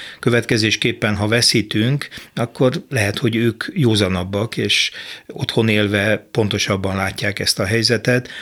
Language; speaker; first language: Hungarian; native; Hungarian